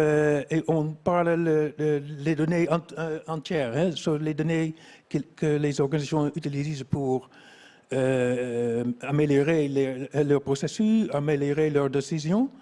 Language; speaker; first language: French; non-native, fluent; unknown